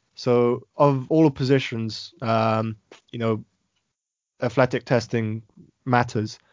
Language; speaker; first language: English; native; English